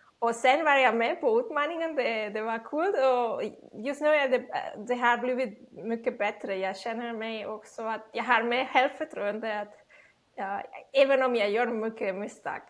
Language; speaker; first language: Swedish; non-native, fluent; Catalan